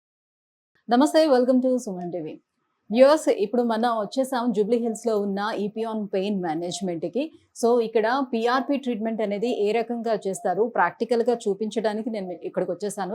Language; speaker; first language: Telugu; native; Telugu